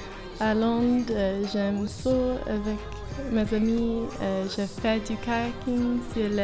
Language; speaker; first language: French; non-native, learner; English